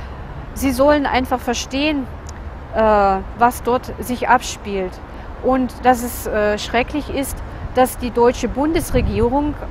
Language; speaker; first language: German; non-native, fluent; Russian